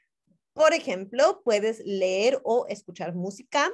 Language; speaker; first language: Spanish; non-native, fluent; English